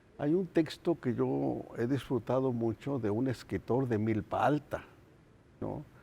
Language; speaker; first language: Spanish; non-native, local second language; Nahuatl languages